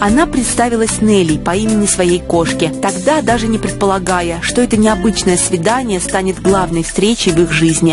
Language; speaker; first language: Russian; native; Russian